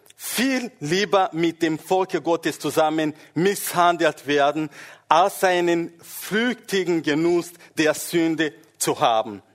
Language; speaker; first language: German; non-native, fluent; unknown